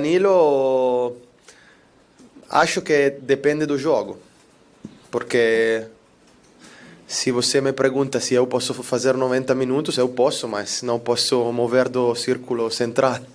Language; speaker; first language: Portuguese; non-native, learner; Italian